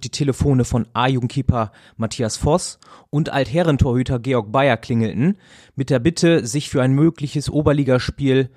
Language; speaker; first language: German; native; German